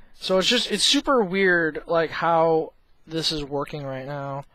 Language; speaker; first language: English; native; English